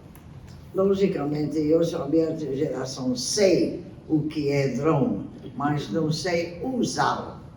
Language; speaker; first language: Portuguese; non-native, fluent; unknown